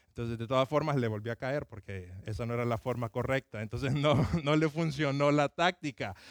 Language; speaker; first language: Spanish; early bilingual, other home language; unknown